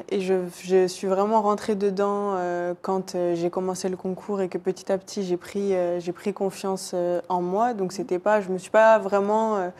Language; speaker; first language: French; native; French